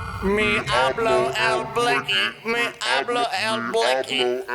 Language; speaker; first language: Spanish; non-native, learner; English